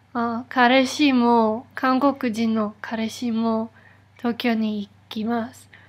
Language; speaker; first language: Japanese; non-native, learner; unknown